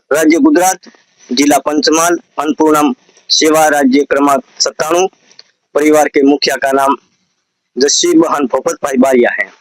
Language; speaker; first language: Hindi; non-native, local second language; Gujarati